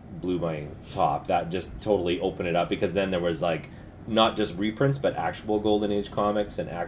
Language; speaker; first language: English; native; English